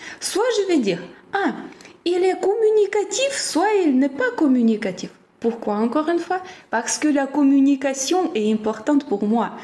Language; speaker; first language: French; non-native, fluent; Ukrainian